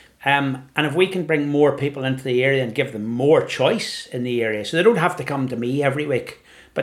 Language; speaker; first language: English; native; English